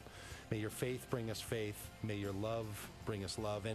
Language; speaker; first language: English; native; English